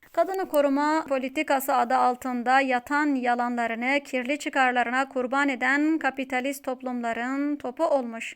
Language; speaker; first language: Turkish; native; Turkish